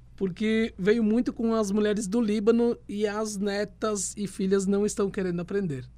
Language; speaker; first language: Portuguese; native; Portuguese